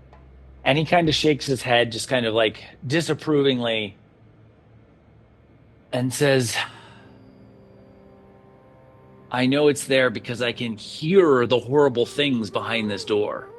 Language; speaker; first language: English; native; English